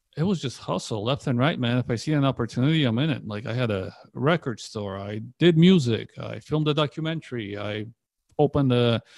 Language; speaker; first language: English; early bilingual, other home language; Polish